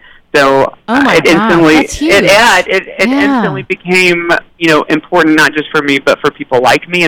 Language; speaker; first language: English; native; English